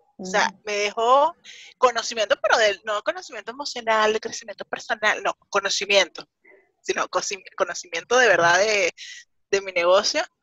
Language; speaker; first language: Spanish; native; Spanish